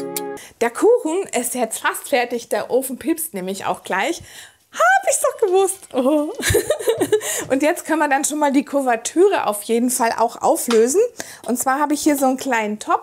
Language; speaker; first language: German; native; German